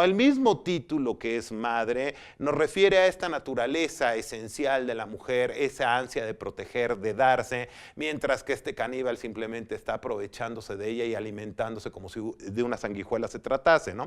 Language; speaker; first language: Spanish; native; Spanish